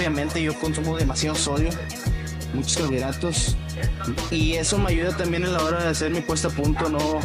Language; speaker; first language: Spanish; native; Spanish